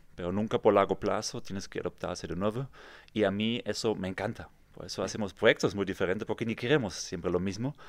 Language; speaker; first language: Spanish; non-native, fluent; German